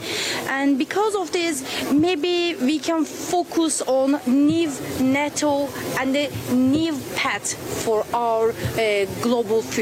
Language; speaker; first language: English; non-native, fluent; Turkish